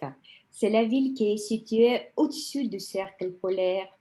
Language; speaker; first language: French; non-native, fluent; Russian